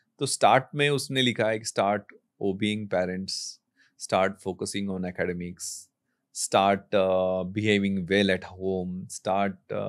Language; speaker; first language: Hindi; non-native, local second language; Marathi